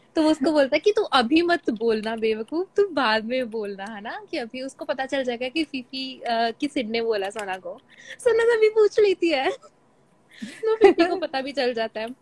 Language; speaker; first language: Hindi; native; Hindi